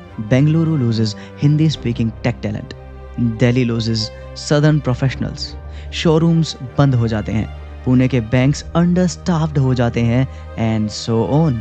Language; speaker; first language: Hindi; native; Hindi